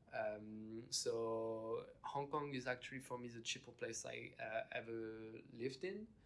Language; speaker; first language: English; non-native, fluent; French